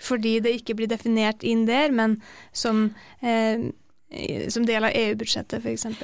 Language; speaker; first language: Norwegian; native; Norwegian